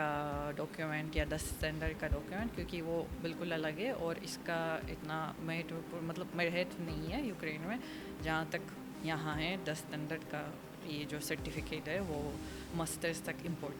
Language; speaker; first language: Hindi; non-native, fluent; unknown